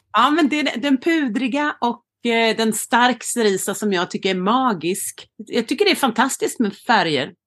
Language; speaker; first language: Swedish; native; Swedish